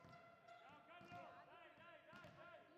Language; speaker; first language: Italian; native; Italian